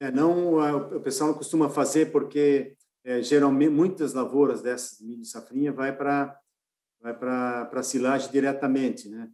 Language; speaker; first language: Portuguese; native; Portuguese